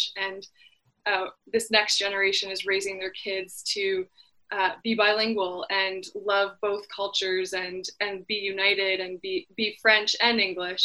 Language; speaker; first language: English; native; English